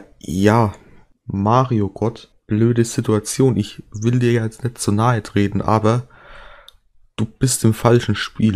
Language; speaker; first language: German; native; German